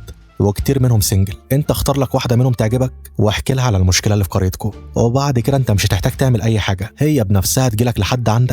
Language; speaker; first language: Arabic; native; Arabic